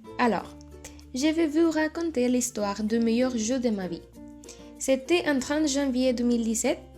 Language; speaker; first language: French; non-native, learner; Spanish